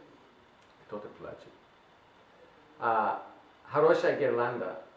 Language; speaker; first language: Russian; non-native, learner; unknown